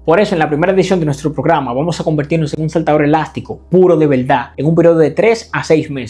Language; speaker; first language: Spanish; native; Spanish